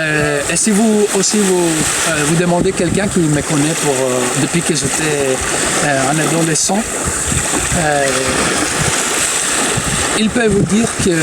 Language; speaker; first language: French; non-native, fluent; Greek